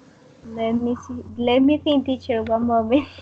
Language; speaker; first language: English; non-native, learner; Spanish